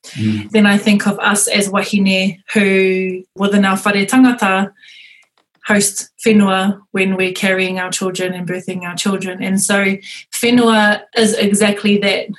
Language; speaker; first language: English; native; English